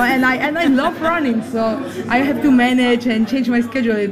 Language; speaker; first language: English; non-native, fluent; Polish